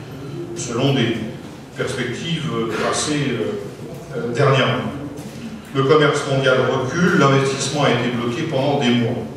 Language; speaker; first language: French; native; French